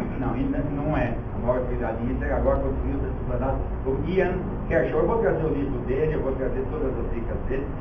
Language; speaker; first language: Portuguese; early bilingual, other home language; Yiddish